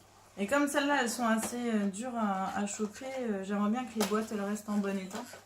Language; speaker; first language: French; native; French